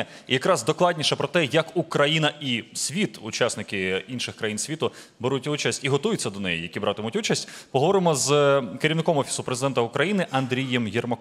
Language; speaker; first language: Ukrainian; native; Ukrainian